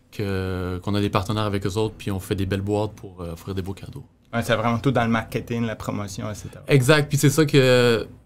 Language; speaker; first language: French; native; French